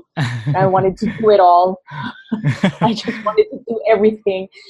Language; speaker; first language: English; non-native, local second language; Hiligaynon